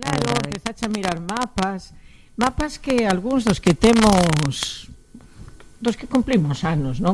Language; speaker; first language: Galician; native; Galician